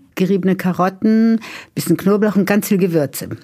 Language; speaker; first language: German; native; German